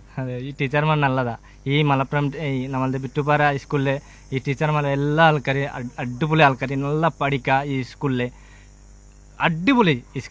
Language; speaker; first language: Malayalam; non-native, local second language; Bangla